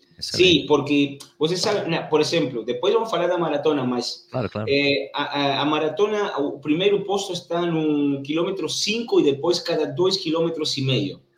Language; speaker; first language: Portuguese; non-native, learner; Spanish